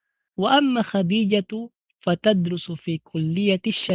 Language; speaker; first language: Arabic; non-native, fluent; Filipino